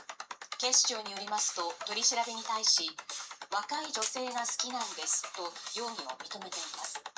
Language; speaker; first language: Japanese; native; Japanese